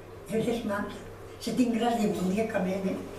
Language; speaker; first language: French; non-native, fluent; Spanish